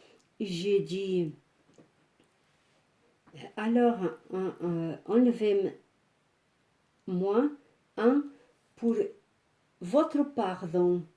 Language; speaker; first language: French; non-native, fluent; Portuguese